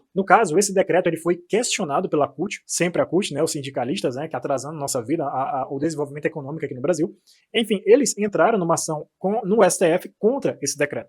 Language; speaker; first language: Portuguese; native; Portuguese